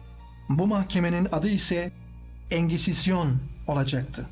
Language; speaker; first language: Turkish; native; Turkish